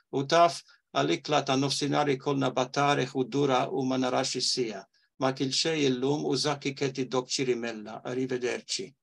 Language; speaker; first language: Maltese; early bilingual, heritage; Maltese